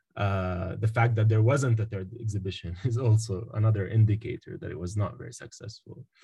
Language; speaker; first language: English; non-native, fluent; Arabic